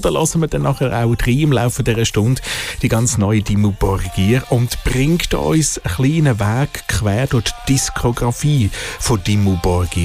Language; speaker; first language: German; native; German